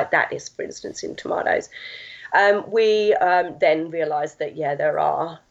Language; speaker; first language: English; native; English